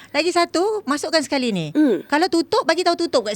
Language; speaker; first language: Malay; native; Malay